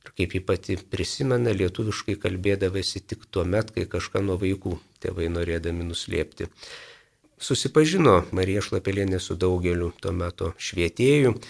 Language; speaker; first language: Lithuanian; native; Lithuanian